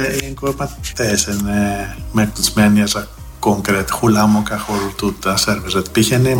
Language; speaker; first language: Hungarian; non-native, fluent; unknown